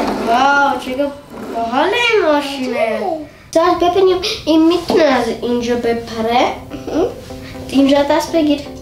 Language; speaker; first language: Persian; early bilingual, heritage; Persian